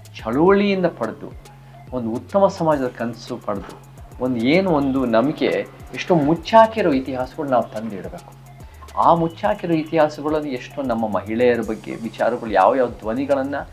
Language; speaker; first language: Kannada; early bilingual, other home language; English